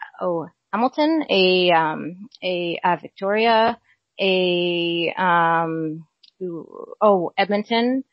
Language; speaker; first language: French; non-native, learner; English